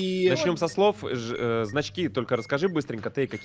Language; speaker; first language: Russian; native; Russian